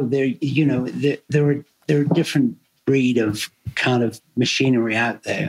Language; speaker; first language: English; native; English